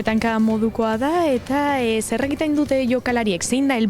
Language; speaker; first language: Basque; native; Basque